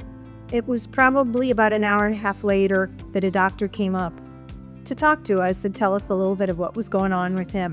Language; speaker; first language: English; native; English